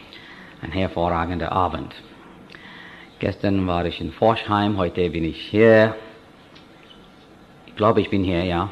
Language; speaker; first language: German; non-native, fluent; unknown